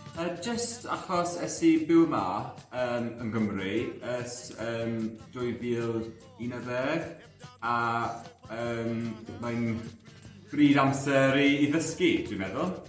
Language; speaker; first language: Welsh; non-native, learner; English